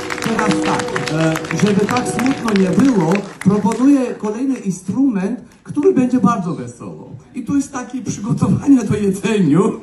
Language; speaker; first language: Polish; non-native, learner; Armenian